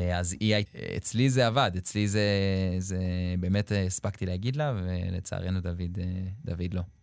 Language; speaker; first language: Hebrew; native; Hebrew